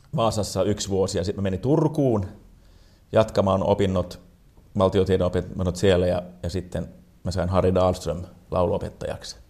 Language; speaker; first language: Finnish; non-native, local second language; Swedish